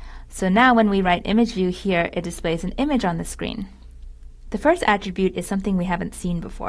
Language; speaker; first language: English; native; English